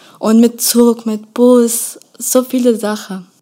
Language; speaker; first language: German; non-native, learner; Kurdish